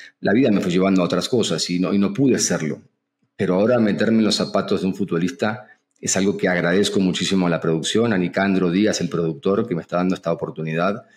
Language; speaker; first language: Spanish; native; Spanish